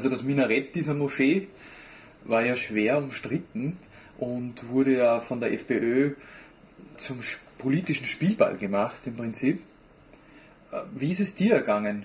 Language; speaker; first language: German; native; German